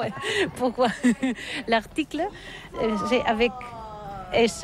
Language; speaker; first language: French; non-native, learner; Catalan